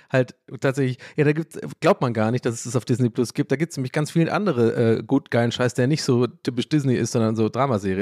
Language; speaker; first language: German; early bilingual, other home language; English